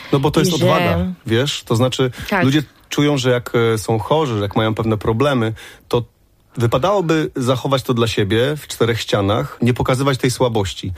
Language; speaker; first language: Polish; native; Polish